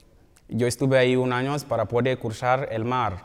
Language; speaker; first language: Spanish; non-native, learner; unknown